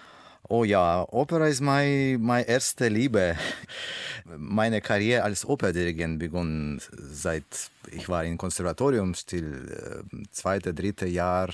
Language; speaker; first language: German; non-native, learner; Russian